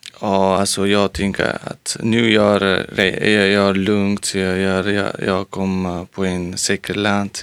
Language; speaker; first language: Swedish; non-native, learner; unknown